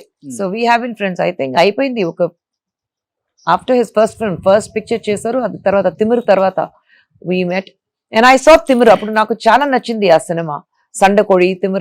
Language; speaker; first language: Telugu; non-native, fluent; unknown